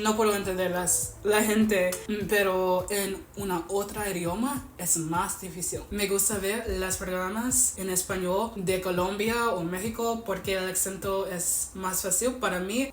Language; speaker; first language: Spanish; non-native, learner; English